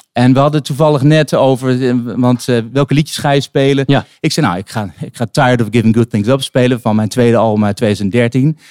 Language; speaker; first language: Dutch; native; Dutch